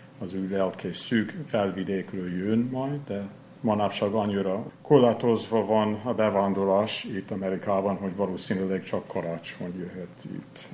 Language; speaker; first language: Hungarian; non-native, fluent; English